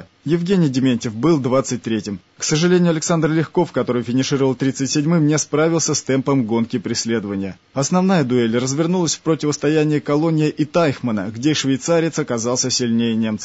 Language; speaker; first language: Russian; native; Russian